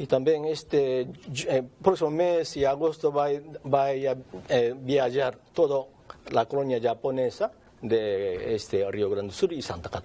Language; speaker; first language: Portuguese; non-native, learner; Japanese